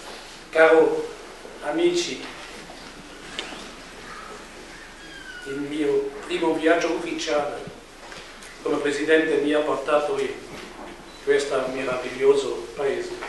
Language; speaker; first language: Italian; non-native, fluent; German